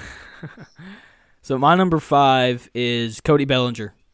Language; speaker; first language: English; native; English